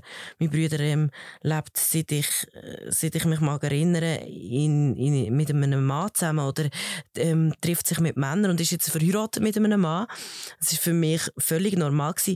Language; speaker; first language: German; early bilingual, other home language; Spanish